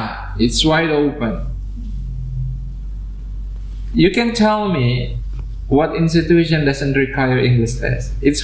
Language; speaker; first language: English; non-native, fluent; Indonesian